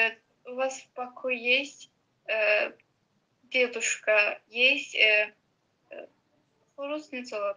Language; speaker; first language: Russian; non-native, learner; Azerbaijani